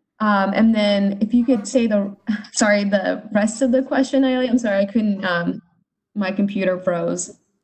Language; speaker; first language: English; early bilingual, other home language; Spanish